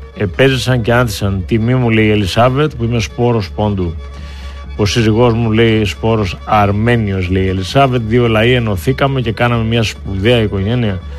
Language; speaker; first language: Greek; native; Greek